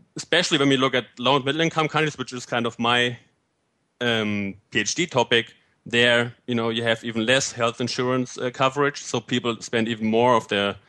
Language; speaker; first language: English; non-native, fluent; German